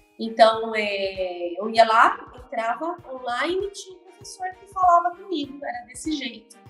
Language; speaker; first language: Portuguese; native; Portuguese